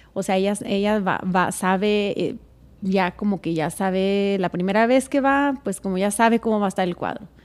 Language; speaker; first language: Spanish; native; Spanish